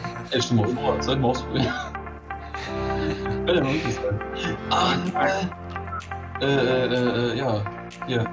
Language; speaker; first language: German; native; German